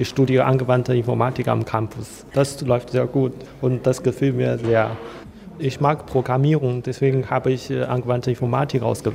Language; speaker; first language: German; non-native, learner; Chinese